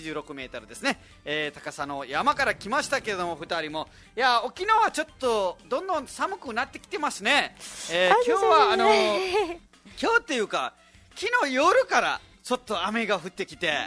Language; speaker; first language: Japanese; non-native, fluent; Nepali